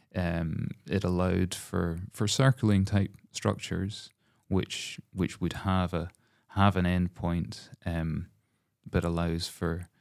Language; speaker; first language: English; native; English